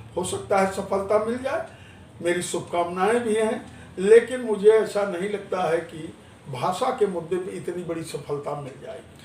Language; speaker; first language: Hindi; non-native, local second language; Marathi